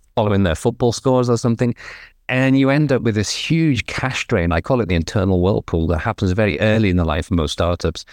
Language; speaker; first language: English; native; English